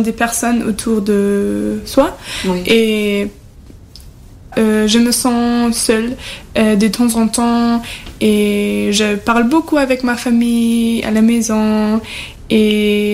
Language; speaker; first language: French; non-native, learner; German